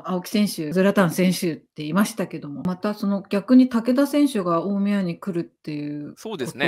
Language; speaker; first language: Japanese; native; Japanese